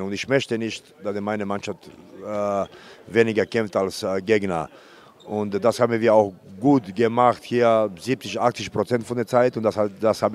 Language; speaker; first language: German; non-native, fluent; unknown